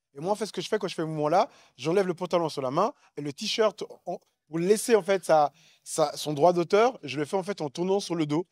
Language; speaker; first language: French; native; French